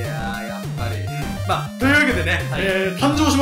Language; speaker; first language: Japanese; native; Japanese